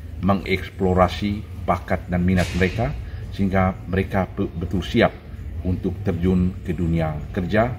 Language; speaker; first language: Indonesian; native; Indonesian